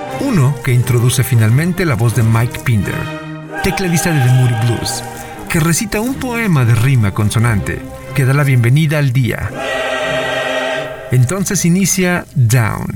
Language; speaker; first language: Spanish; native; Spanish